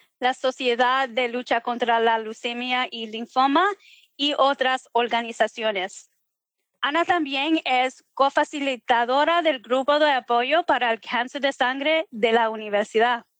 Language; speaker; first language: Spanish; early bilingual, heritage; Spanish